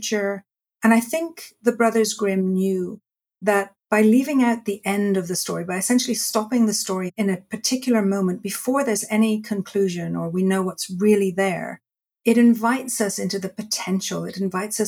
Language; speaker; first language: English; native; English